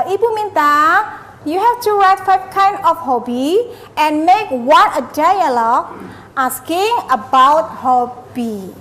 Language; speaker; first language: English; non-native, learner; Indonesian